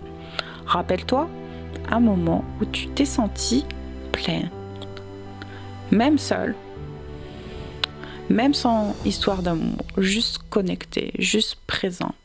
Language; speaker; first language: French; native; French